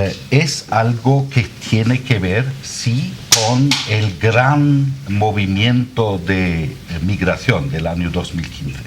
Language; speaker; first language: Spanish; non-native, fluent; German